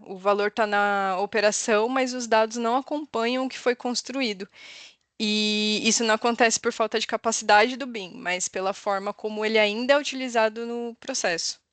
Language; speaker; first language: Portuguese; native; Portuguese